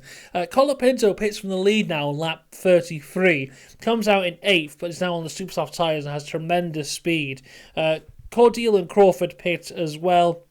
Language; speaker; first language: English; native; English